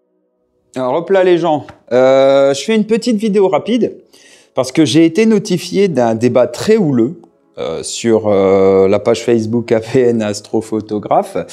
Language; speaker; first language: French; native; French